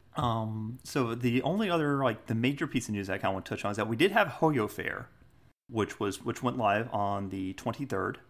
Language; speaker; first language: English; native; English